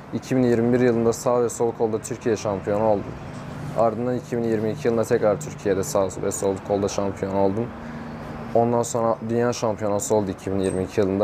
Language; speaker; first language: Turkish; native; Turkish